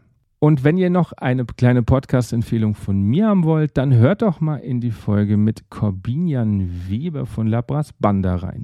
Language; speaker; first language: German; native; German